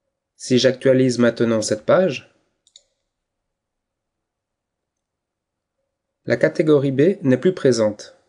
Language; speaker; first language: French; native; French